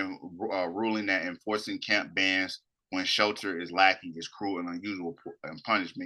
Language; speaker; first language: English; native; English